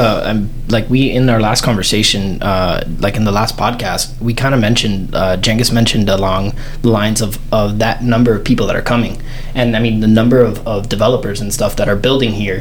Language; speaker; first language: English; native; English